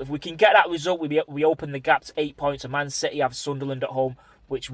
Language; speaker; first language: English; native; English